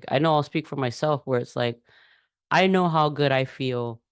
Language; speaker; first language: English; native; English